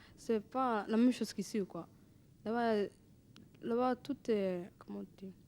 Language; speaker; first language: French; early bilingual, other home language; Arabic